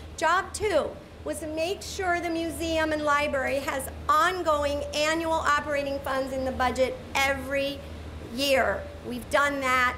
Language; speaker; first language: English; native; English